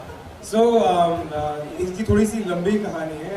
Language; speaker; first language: Hindi; native; Hindi